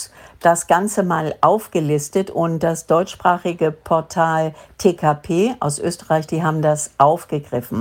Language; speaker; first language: German; native; German